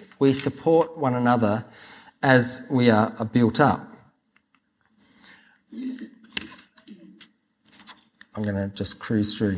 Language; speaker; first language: English; native; English